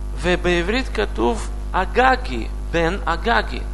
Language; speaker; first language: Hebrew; non-native, learner; Russian